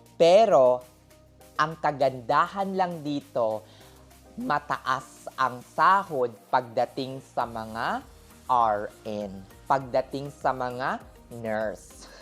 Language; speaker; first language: Filipino; native; Filipino